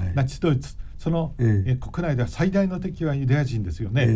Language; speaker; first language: Japanese; native; Japanese